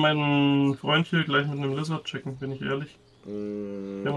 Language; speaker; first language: German; native; German